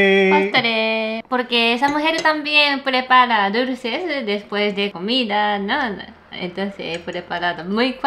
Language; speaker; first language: Spanish; non-native, learner; Japanese